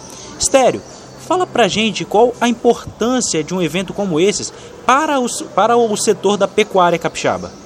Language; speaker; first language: Portuguese; native; Portuguese